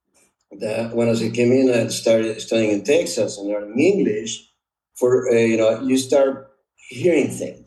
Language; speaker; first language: English; non-native, fluent; Spanish